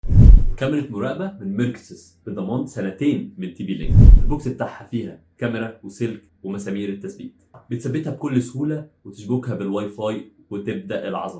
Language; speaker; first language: Arabic; native; Arabic